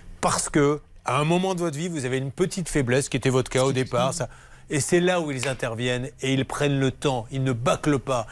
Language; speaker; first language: French; native; French